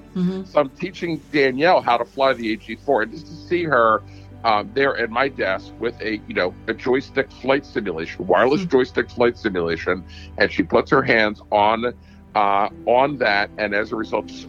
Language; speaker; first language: English; native; English